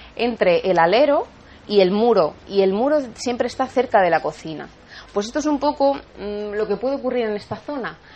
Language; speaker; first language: Spanish; native; Spanish